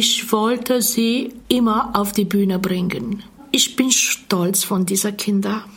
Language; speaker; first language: German; non-native, fluent; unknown